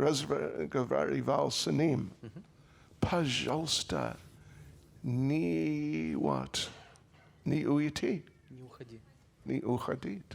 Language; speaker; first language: Russian; non-native, learner; English